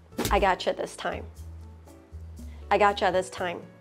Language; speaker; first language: English; non-native, local second language; Cantonese